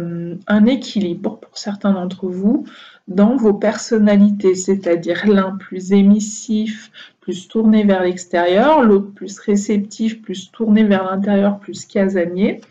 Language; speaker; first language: French; native; French